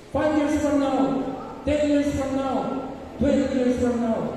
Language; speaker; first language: English; non-native, local second language; Filipino